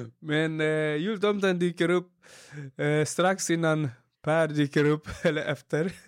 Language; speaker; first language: Swedish; early bilingual, other home language; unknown